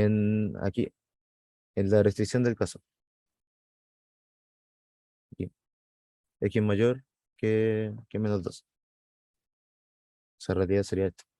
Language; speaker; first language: Spanish; native; Spanish